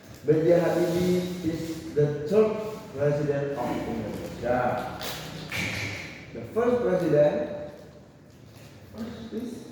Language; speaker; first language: English; non-native, local second language; Indonesian